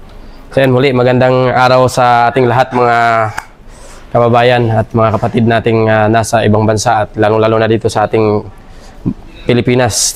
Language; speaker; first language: Filipino; native; Filipino